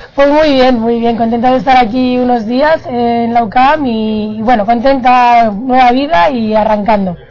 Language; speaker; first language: Spanish; native; Spanish